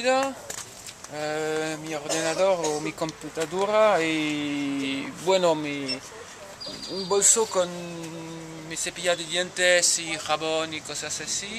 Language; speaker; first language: Spanish; non-native, fluent; French